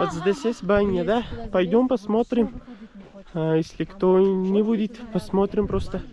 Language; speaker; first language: Russian; non-native, learner; Urdu